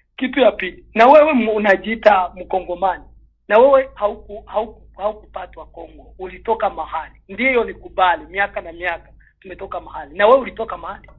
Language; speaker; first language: Swahili; non-native, local second language; Kinyarwanda